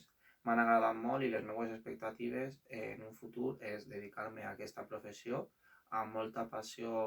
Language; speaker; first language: Catalan; non-native, local second language; Spanish